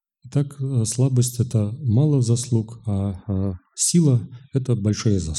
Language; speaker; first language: Russian; native; Russian